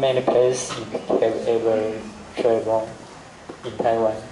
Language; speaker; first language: English; non-native, learner; Chinese